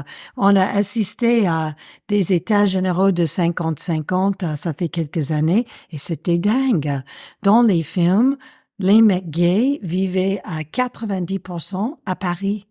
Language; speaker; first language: French; non-native, fluent; English